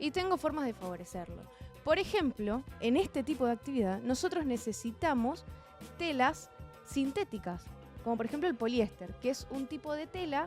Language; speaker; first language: Spanish; native; Spanish